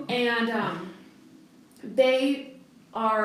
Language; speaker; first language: English; native; English